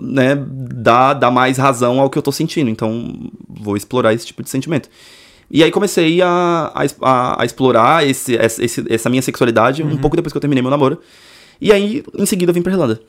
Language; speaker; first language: Portuguese; native; Portuguese